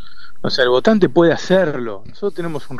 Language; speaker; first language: Spanish; native; Spanish